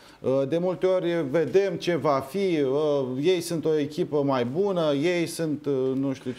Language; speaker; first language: Romanian; native; Romanian